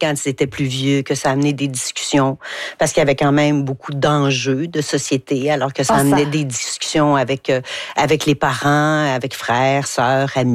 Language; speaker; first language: French; native; French